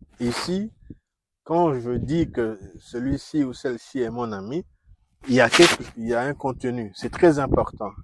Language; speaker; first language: French; non-native, local second language; Kongo